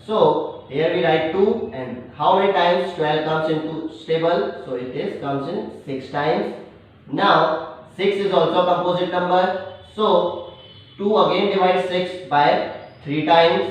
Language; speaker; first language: English; non-native, local second language; Hindi